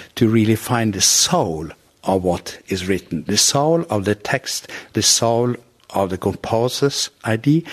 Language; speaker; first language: English; non-native, fluent; Norwegian